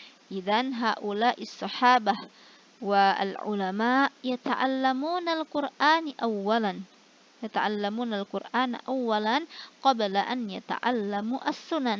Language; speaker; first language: Arabic; non-native, fluent; Indonesian